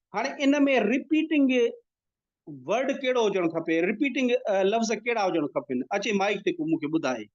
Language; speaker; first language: Sindhi; native; Sindhi